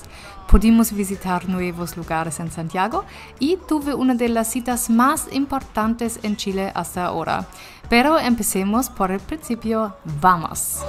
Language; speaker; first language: Spanish; non-native, learner; German